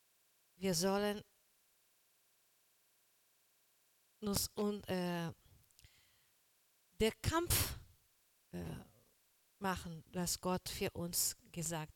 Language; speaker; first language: German; non-native, learner; Portuguese